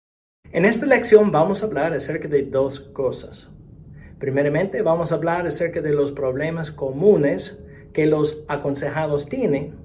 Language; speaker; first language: Spanish; non-native, fluent; English